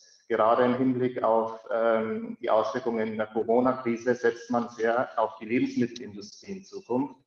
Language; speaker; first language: German; native; German